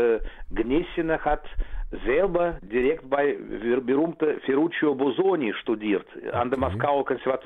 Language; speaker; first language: German; non-native, fluent; Russian